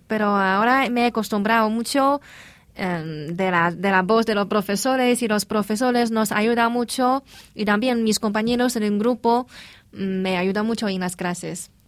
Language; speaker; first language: Spanish; non-native, fluent; Chinese